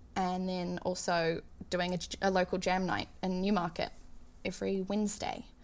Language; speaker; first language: English; native; English